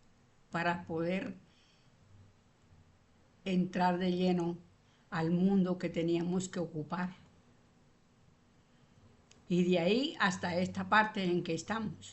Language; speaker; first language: Spanish; native; Spanish